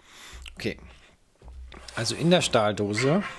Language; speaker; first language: German; native; German